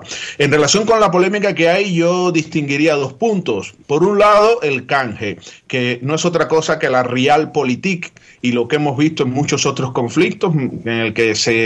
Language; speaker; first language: Spanish; native; Spanish